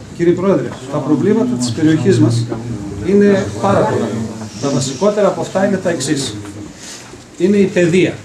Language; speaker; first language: Greek; non-native, local second language; Bulgarian